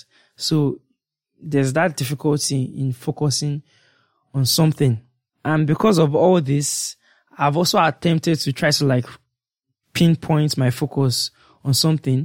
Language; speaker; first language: English; non-native, local second language; Yoruba